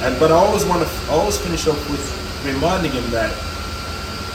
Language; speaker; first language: English; non-native, local second language; Nyanja